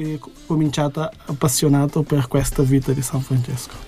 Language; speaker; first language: Italian; non-native, learner; Kabuverdianu